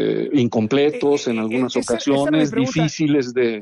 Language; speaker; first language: Spanish; native; Spanish